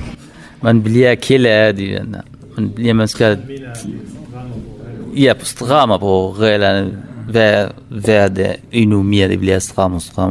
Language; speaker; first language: Danish; non-native, learner; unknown